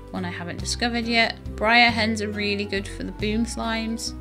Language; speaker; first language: English; native; English